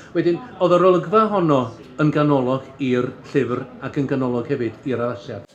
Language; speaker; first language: Welsh; native; Welsh